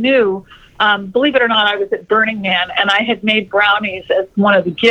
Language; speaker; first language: English; native; English